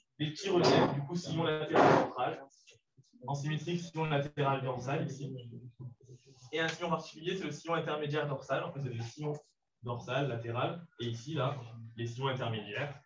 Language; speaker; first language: French; native; French